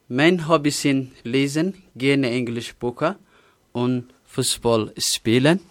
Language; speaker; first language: German; non-native, learner; Somali